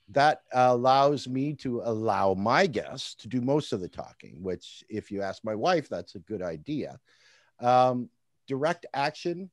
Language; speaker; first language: English; native; English